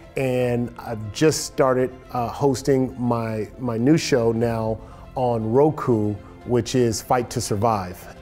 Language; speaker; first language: English; native; English